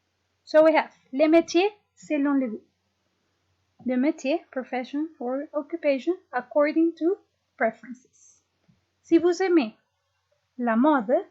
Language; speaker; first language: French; non-native, fluent; Spanish